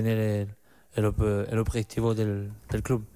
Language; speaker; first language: Spanish; non-native, learner; French